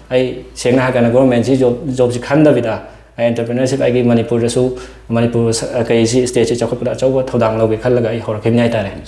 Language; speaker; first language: Manipuri; native; Manipuri